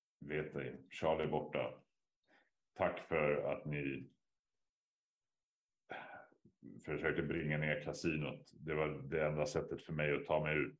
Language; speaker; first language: Swedish; native; Swedish